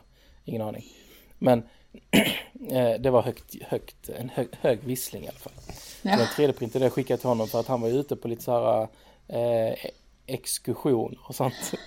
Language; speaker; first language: Swedish; native; Swedish